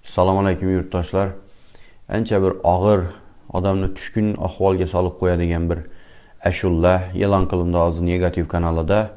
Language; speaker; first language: Uzbek; native; Uzbek